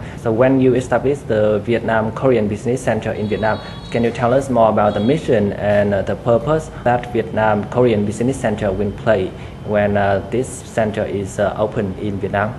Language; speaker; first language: English; non-native, fluent; Vietnamese